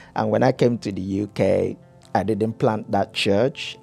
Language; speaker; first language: English; non-native, local second language; Yoruba